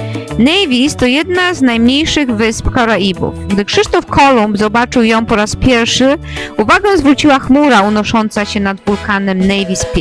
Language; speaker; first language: Polish; native; Polish